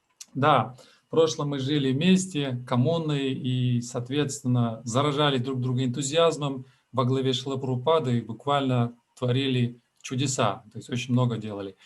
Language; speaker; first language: Russian; native; Russian